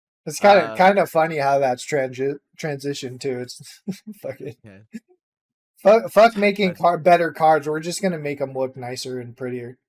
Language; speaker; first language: English; native; English